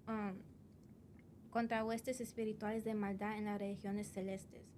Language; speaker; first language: Spanish; early bilingual, heritage; Spanish